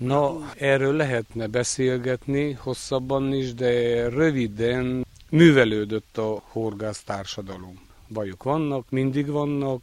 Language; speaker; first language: Hungarian; native; Hungarian